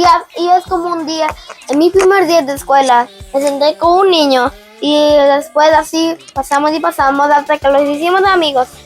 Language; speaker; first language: Spanish; early bilingual, heritage; Spanish